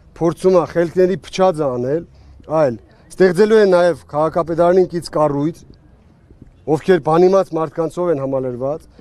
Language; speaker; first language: Armenian; native; Armenian